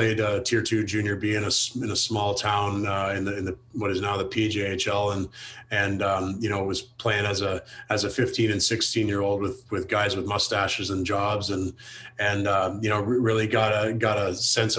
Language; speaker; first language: English; native; English